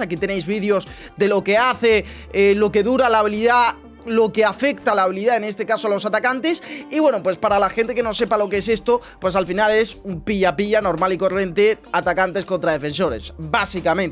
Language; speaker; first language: Spanish; native; Spanish